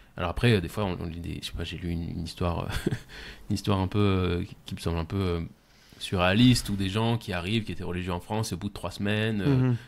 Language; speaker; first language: French; native; French